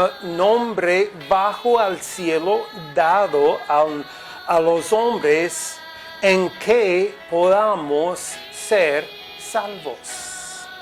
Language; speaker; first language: Spanish; non-native, fluent; English